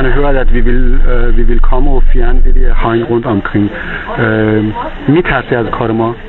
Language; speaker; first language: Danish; non-native, fluent; Persian